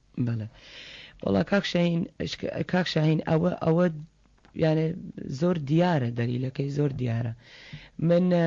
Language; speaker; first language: Central Kurdish; native; Central Kurdish